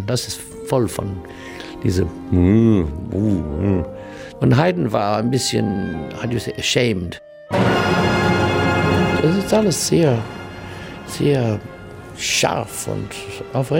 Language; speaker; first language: German; non-native, learner; English